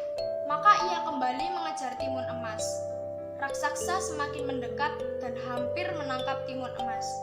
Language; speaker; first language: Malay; non-native, local second language; Javanese